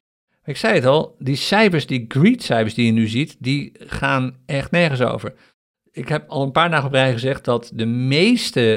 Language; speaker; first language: Dutch; native; Dutch